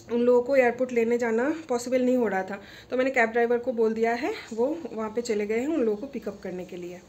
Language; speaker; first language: Hindi; non-native, local second language; Bangla